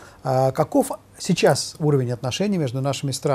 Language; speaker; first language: Russian; native; Russian